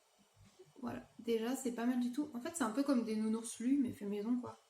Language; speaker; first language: French; native; French